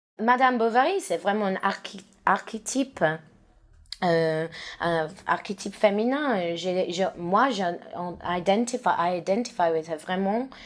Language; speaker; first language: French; non-native, learner; English